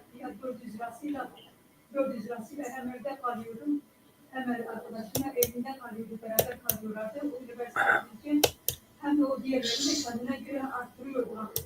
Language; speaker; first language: Turkish; non-native, local second language; Zaza